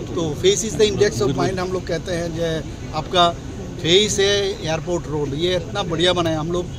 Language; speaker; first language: Hindi; non-native, local second language; Bangla